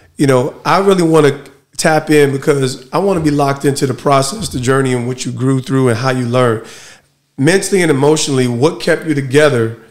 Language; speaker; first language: English; native; English